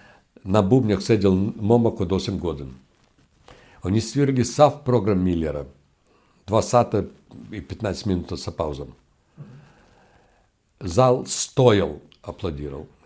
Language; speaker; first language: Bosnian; non-native, learner; Russian